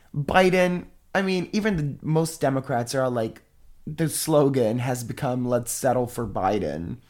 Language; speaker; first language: English; non-native, fluent; Italian